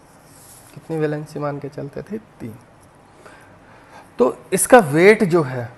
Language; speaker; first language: Hindi; native; Hindi